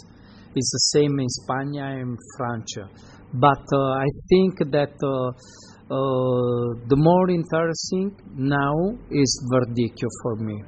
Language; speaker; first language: English; non-native, learner; Italian